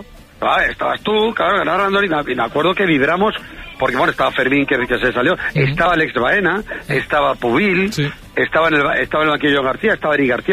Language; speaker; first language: Spanish; native; Spanish